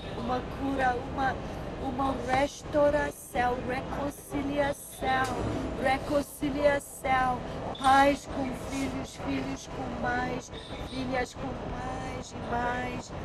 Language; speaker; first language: Portuguese; non-native, learner; English